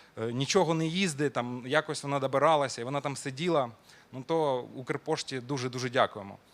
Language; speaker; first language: Ukrainian; non-native, local second language; Russian